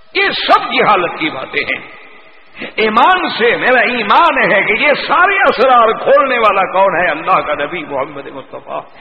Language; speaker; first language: Urdu; non-native, local second language; Punjabi